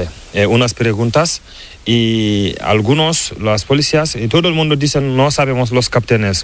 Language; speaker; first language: Spanish; non-native, learner; Fula